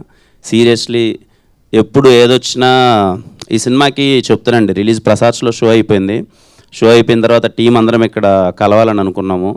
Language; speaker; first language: Telugu; native; Telugu